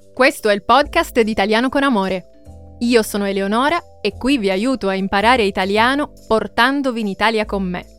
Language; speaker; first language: Italian; native; Italian